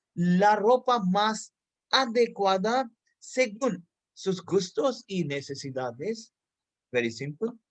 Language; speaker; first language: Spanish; non-native, fluent; Hindi